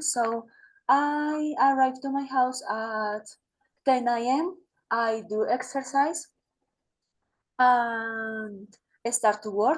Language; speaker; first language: English; non-native, learner; Spanish